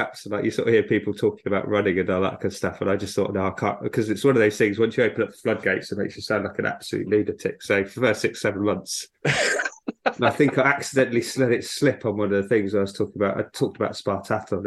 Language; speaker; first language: English; native; English